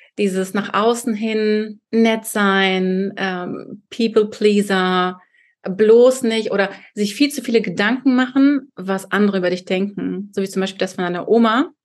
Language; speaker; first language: German; early bilingual, other home language; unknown